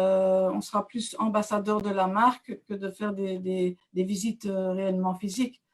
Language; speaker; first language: French; native; French